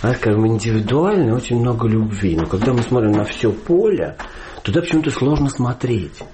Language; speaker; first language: Russian; native; Russian